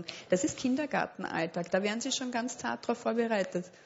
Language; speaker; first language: German; native; German